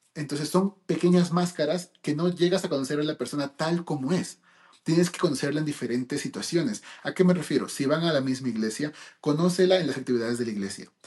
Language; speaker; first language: Spanish; early bilingual, heritage; Spanish